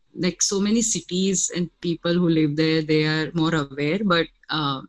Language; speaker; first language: English; non-native, local second language; Gujarati